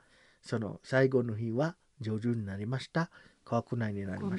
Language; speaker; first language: Japanese; non-native, learner; Samoan